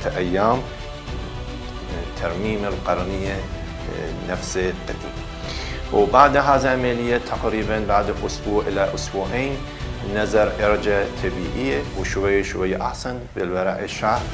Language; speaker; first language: Arabic; non-native, learner; Persian